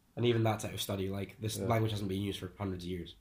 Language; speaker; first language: English; early bilingual, other home language; Hungarian